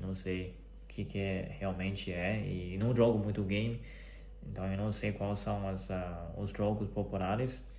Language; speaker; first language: Portuguese; non-native, fluent; Chinese